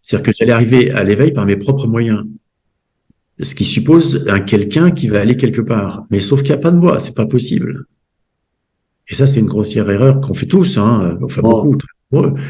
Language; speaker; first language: French; native; French